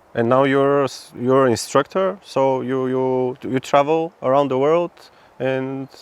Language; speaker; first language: English; non-native, fluent; Bulgarian